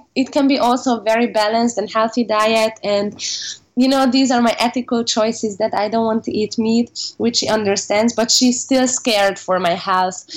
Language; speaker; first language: English; non-native, fluent; Hungarian